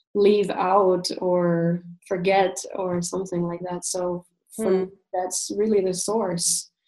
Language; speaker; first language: English; non-native, fluent; Russian